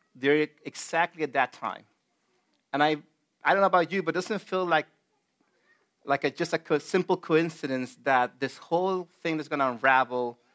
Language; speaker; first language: English; non-native, fluent; Spanish